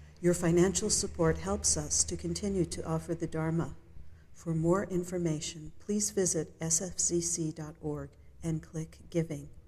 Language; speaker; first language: English; native; English